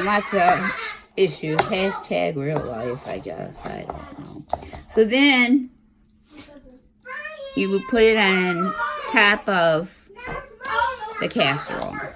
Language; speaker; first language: English; native; English